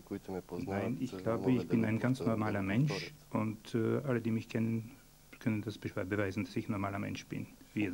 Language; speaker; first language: German; non-native, fluent; Bulgarian